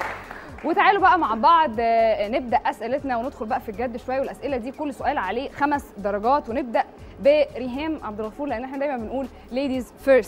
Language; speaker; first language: Arabic; native; Arabic